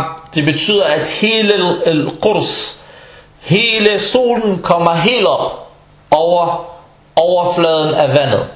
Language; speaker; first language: Danish; non-native, fluent; Arabic